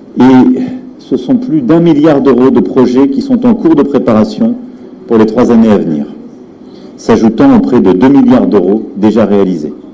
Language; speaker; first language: French; native; French